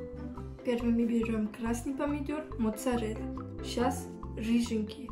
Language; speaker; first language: Russian; early bilingual, heritage; Russian